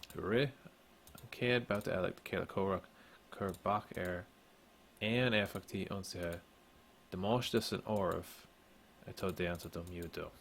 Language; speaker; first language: Irish; non-native, local second language; English